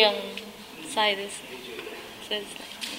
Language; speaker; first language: Japanese; non-native, learner; Indonesian